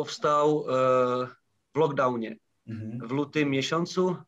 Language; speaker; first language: Polish; non-native, learner; Czech